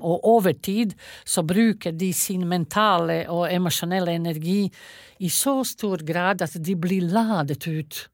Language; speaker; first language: Norwegian; non-native, fluent; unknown